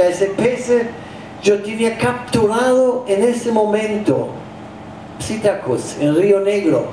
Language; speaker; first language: Spanish; non-native, fluent; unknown